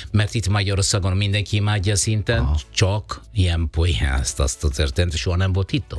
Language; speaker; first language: Hungarian; non-native, fluent; Italian